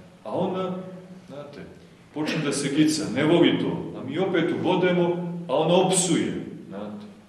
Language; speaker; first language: Serbian; native; Serbian